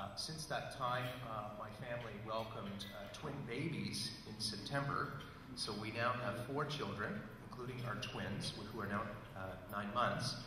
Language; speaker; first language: English; native; English